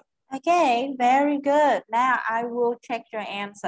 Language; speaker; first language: English; non-native, fluent; Vietnamese